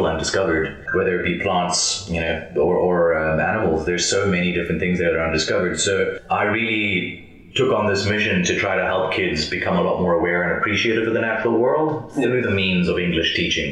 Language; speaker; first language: English; native; English